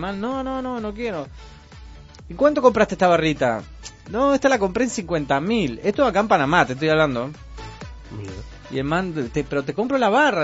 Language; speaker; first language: Spanish; native; Spanish